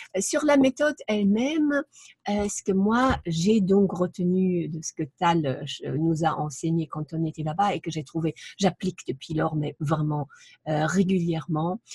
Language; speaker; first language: French; non-native, fluent; German